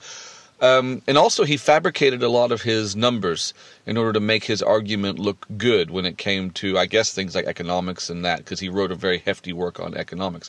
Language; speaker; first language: English; native; English